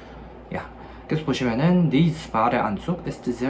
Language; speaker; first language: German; non-native, fluent; Korean